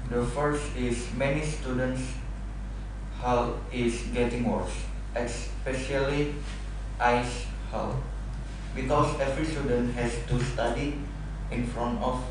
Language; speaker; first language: English; non-native, learner; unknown